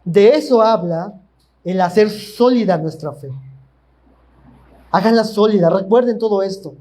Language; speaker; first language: Spanish; native; Spanish